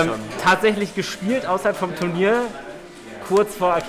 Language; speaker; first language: German; native; German